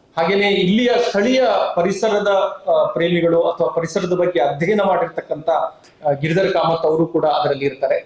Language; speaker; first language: Kannada; native; Kannada